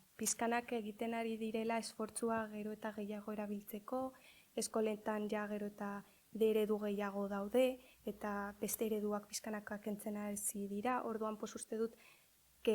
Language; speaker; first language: Basque; early bilingual, other home language; Arabic